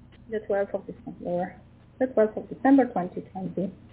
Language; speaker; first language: English; non-native, learner; Polish